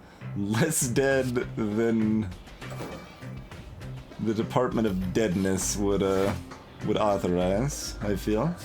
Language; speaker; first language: English; native; English